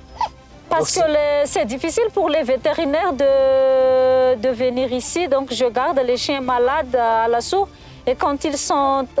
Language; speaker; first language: French; non-native, local second language; Malagasy